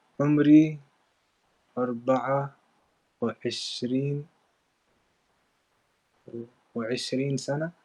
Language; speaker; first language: Arabic; non-native, learner; English